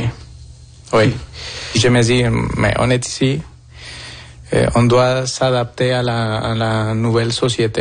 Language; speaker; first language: French; non-native, fluent; Spanish